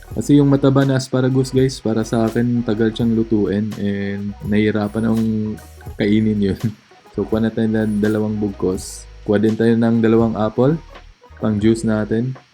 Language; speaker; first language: Filipino; native; Filipino